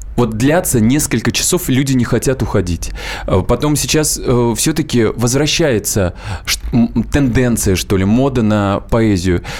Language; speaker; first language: Russian; native; Russian